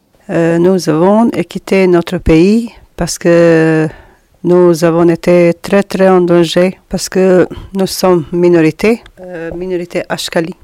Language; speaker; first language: French; non-native, learner; Albanian